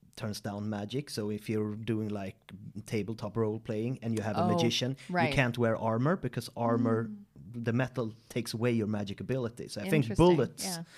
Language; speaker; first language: English; non-native, fluent; Swedish